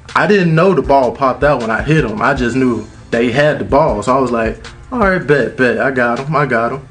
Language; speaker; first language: English; native; English